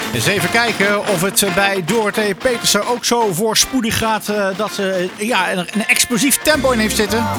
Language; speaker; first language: Dutch; native; Dutch